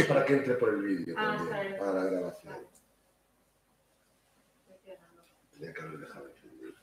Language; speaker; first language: Spanish; native; Spanish